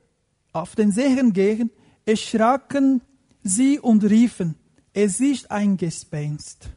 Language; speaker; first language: German; non-native, fluent; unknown